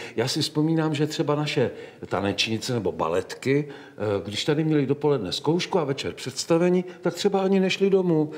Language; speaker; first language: Czech; native; Czech